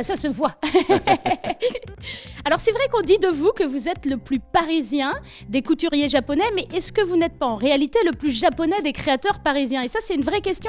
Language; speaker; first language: French; native; French